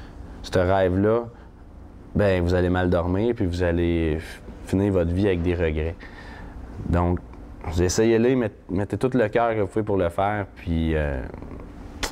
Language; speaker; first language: French; native; French